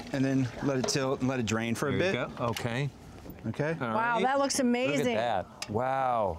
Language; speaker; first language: English; native; English